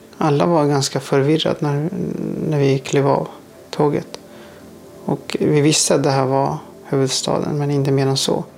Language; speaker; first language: Swedish; non-native, fluent; Persian